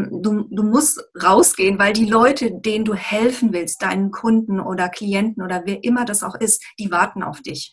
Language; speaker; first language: German; native; German